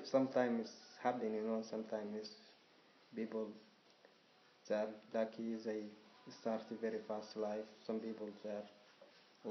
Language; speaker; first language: English; non-native, learner; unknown